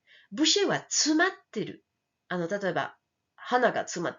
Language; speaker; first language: Japanese; non-native, fluent; French